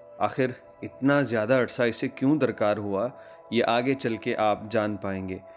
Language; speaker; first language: Urdu; non-native, local second language; Punjabi